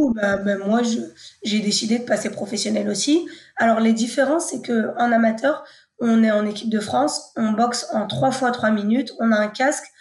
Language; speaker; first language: French; native; French